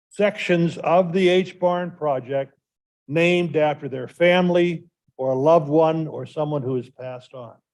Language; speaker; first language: English; native; English